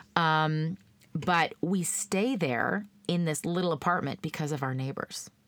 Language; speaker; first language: English; native; English